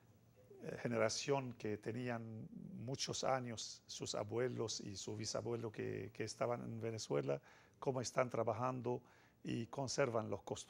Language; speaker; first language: Spanish; non-native, fluent; Arabic